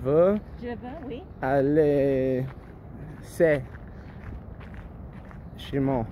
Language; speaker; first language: French; non-native, learner; English